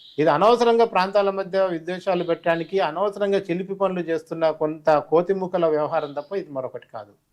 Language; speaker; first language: Telugu; native; Telugu